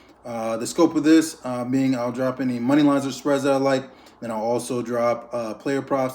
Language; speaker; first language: English; native; English